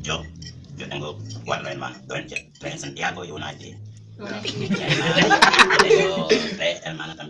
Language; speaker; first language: Spanish; non-native, learner; Haitian Creole